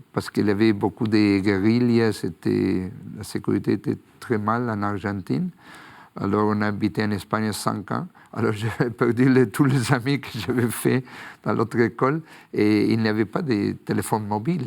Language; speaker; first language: French; non-native, fluent; Spanish